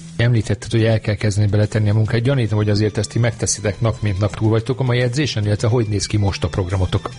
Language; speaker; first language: Hungarian; native; Hungarian